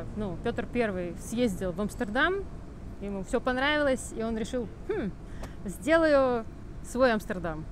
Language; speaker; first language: Russian; native; Russian